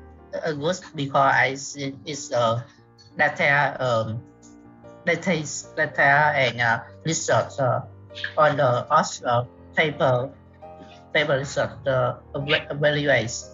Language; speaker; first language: English; non-native, learner; Vietnamese